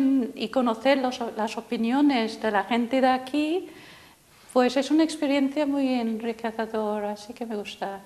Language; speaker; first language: Spanish; non-native, fluent; English